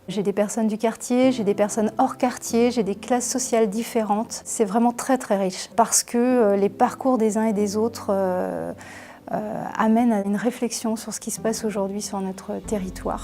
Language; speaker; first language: French; native; French